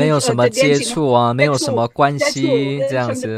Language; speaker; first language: Chinese; native; Chinese